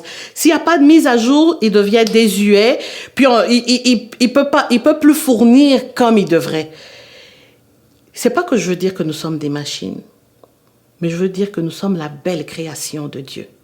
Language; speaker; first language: French; native; French